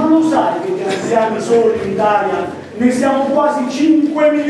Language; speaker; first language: Italian; native; Italian